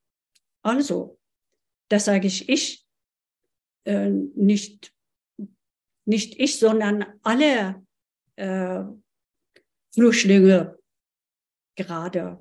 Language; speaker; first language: German; non-native, fluent; Persian